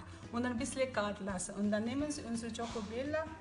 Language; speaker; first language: German; non-native, learner; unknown